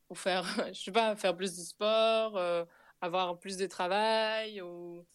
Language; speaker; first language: French; non-native, fluent; Spanish